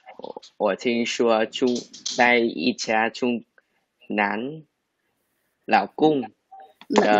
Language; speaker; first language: Chinese; non-native, learner; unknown